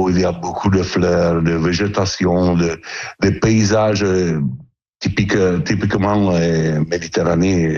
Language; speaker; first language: French; non-native, learner; Italian